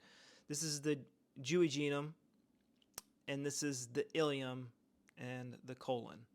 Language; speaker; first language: English; native; English